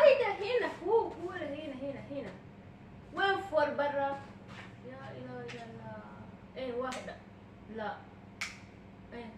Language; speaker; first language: Arabic; non-native, learner; Oromo